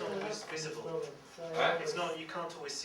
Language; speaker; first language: English; native; English